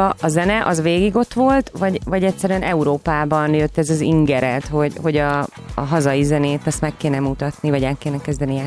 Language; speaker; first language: Hungarian; native; Hungarian